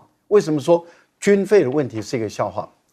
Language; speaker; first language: Chinese; native; Chinese